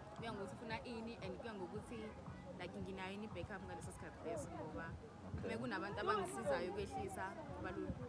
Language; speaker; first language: Zulu; native; Zulu